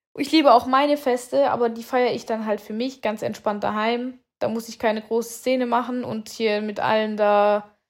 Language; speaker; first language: German; native; German